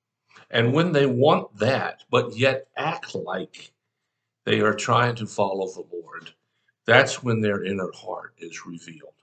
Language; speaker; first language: English; native; English